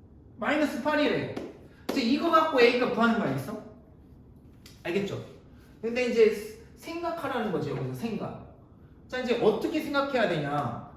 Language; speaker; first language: Korean; native; Korean